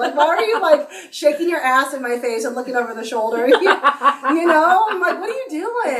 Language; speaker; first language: English; native; English